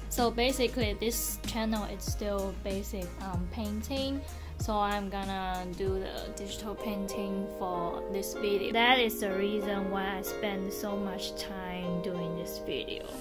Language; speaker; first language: English; non-native, fluent; Chinese